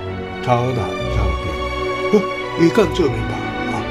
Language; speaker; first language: Chinese; non-native, fluent; Japanese